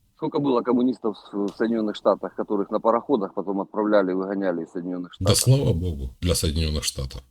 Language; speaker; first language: Russian; native; Russian